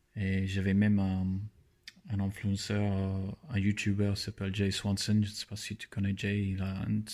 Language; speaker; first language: French; non-native, fluent; English